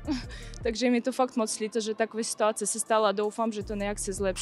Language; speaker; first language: Czech; non-native, fluent; Russian